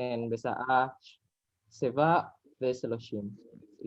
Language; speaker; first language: Hebrew; non-native, learner; Indonesian